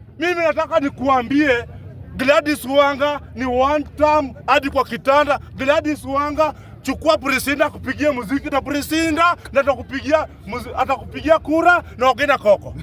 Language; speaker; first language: Swahili; native; Swahili